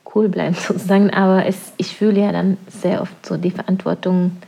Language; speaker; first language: German; non-native, fluent; Norwegian